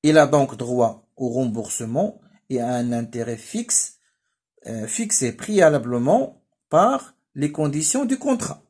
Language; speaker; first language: French; non-native, local second language; Arabic